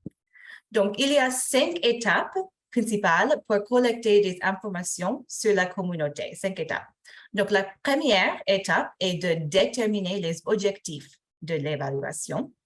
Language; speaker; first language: French; non-native, fluent; English